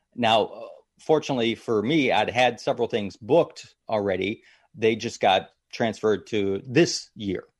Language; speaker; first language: English; native; English